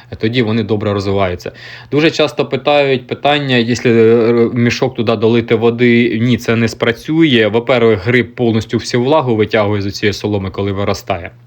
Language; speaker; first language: Ukrainian; native; Ukrainian